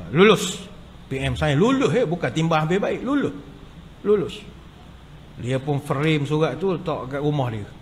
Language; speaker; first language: Malay; native; Malay